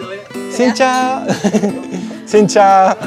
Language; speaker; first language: Vietnamese; non-native, learner; French